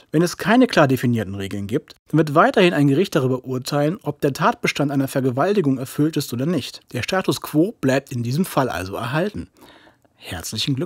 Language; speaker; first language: German; native; German